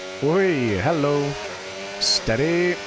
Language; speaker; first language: English; native; English